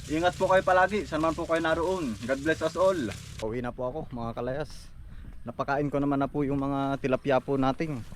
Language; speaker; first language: Filipino; native; Filipino